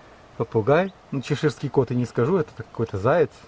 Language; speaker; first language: Russian; native; Russian